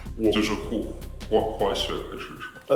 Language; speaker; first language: Chinese; non-native, learner; Ukrainian